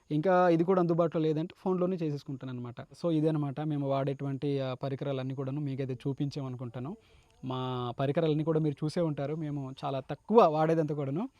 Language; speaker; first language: Telugu; native; Telugu